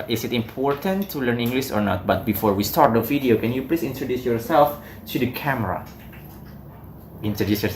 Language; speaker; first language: English; non-native, fluent; Indonesian